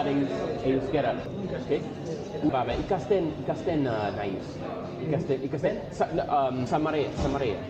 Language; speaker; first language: Basque; non-native, learner; English